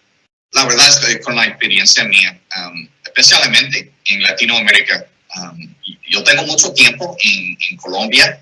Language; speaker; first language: Spanish; non-native, fluent; English